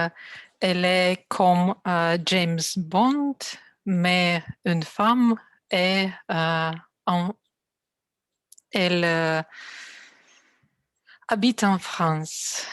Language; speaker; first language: French; non-native, learner; Russian